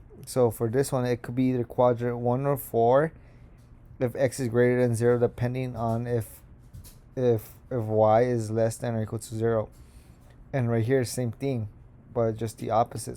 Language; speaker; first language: English; native; English